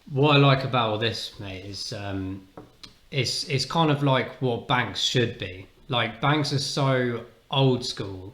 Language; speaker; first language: English; native; English